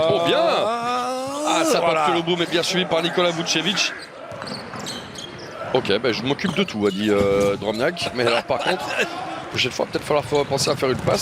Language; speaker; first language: French; native; French